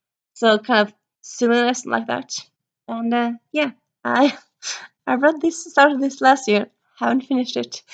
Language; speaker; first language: English; early bilingual, heritage; Norwegian